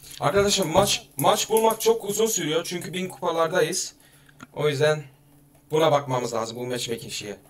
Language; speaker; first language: Turkish; early bilingual, heritage; Turkish